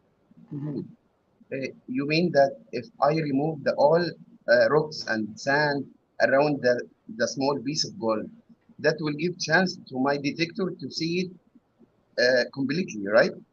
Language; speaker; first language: English; non-native, learner; Arabic